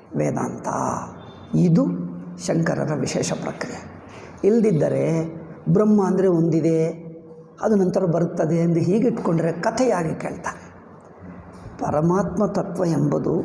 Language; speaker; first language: Kannada; non-native, local second language; Telugu